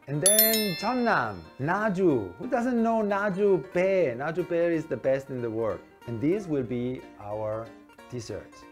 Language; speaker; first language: English; non-native, fluent; Italian